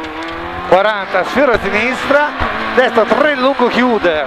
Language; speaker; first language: Italian; native; Italian